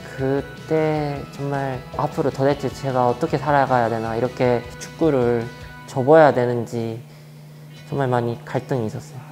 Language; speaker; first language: Korean; early bilingual, heritage; Japanese